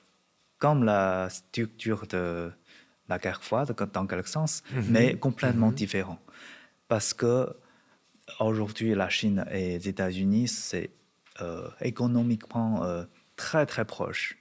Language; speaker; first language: French; non-native, learner; Chinese